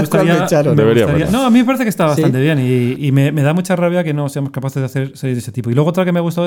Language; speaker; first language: Spanish; native; Spanish